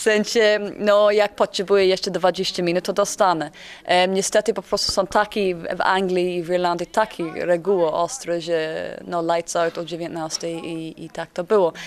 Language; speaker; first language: Polish; non-native, fluent; English